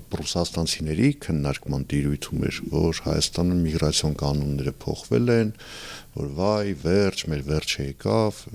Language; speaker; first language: Armenian; native; Armenian